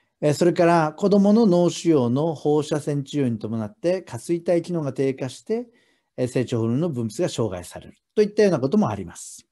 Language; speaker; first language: Japanese; native; Japanese